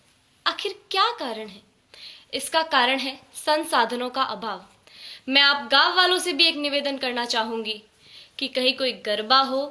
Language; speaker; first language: Hindi; native; Hindi